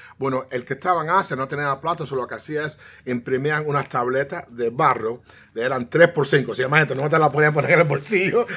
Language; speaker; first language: Spanish; early bilingual, heritage; Spanish